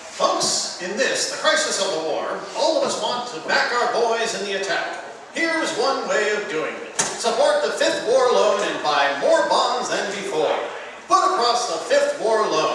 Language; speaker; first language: English; native; English